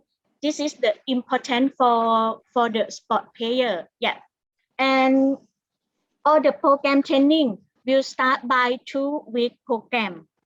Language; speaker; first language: English; non-native, learner; Thai